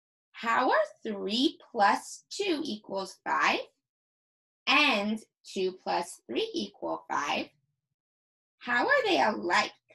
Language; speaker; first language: English; native; English